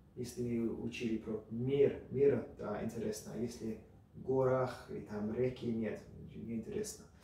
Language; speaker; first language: Russian; early bilingual, heritage; Russian